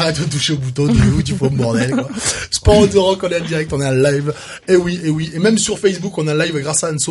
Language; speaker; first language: French; native; French